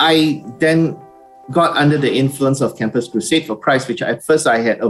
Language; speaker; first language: English; native; English